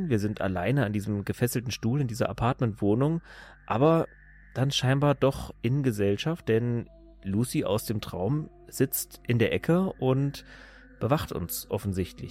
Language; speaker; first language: German; native; German